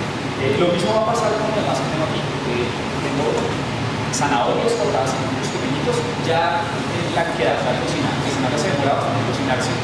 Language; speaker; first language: Spanish; native; Spanish